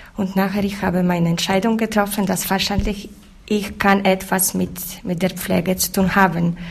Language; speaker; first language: German; non-native, learner; Polish